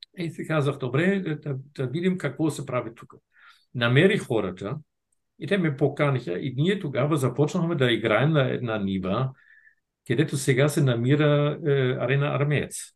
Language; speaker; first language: Bulgarian; non-native, fluent; German